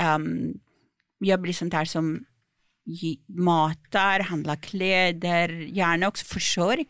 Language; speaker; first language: Swedish; non-native, fluent; Persian